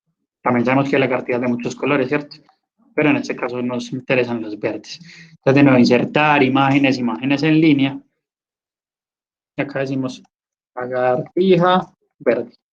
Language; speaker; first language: Spanish; native; Spanish